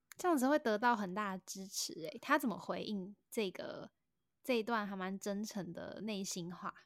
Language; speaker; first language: Chinese; native; Chinese